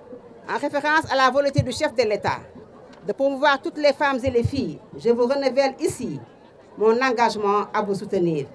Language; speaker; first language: French; non-native, local second language; Wolof